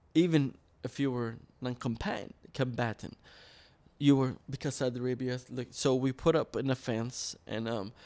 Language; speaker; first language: English; early bilingual, other home language; Arabic